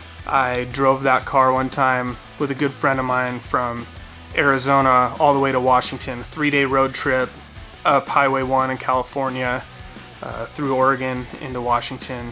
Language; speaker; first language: English; native; English